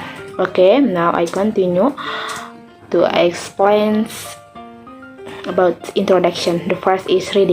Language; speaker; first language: English; non-native, learner; Indonesian